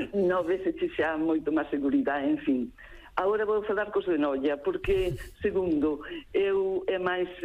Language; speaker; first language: Galician; native; Galician